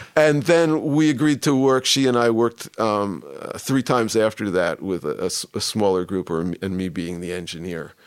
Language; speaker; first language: English; native; English